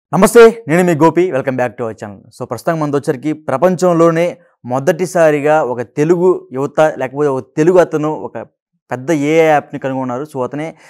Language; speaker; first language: Telugu; native; Telugu